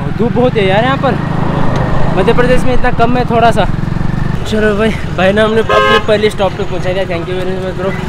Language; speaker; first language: Hindi; native; Hindi